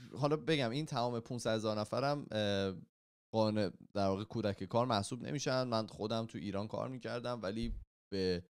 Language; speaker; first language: Persian; native; Persian